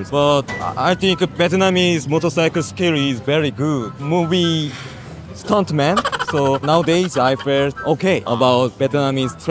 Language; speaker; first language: English; non-native, learner; Korean